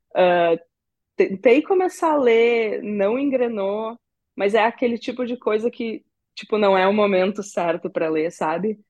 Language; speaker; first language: Portuguese; native; Portuguese